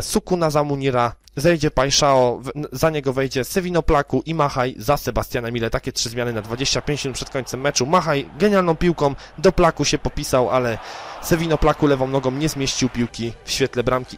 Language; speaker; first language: Polish; native; Polish